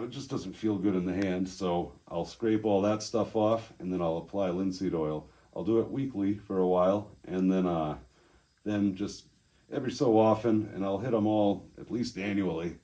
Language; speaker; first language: English; native; English